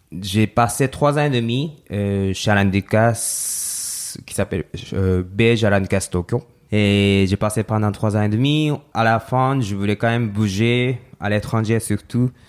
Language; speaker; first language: French; non-native, fluent; Japanese